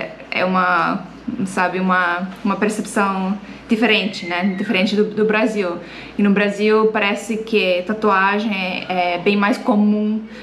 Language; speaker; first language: Portuguese; non-native, fluent; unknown